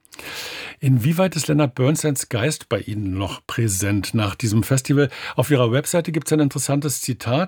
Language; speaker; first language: German; native; German